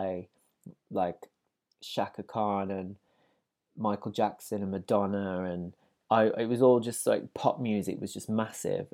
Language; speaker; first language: English; native; English